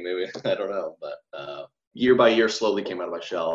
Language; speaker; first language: English; native; English